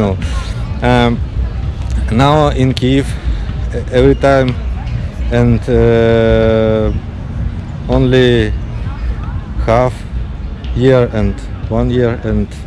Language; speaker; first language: English; non-native, learner; Russian